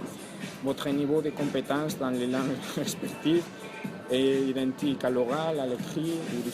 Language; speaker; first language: French; non-native, learner; Spanish